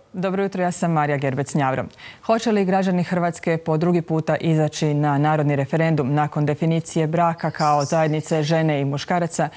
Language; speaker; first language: Croatian; native; Croatian